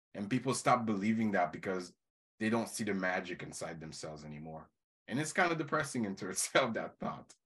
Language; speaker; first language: English; non-native, fluent; Haitian Creole